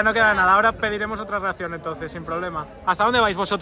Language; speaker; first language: Spanish; native; Spanish